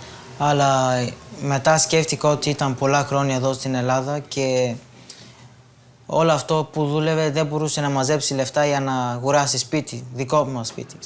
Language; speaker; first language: Greek; non-native, local second language; Bulgarian